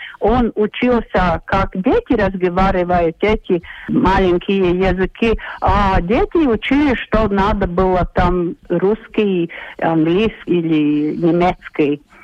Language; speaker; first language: Russian; non-native, local second language; Latvian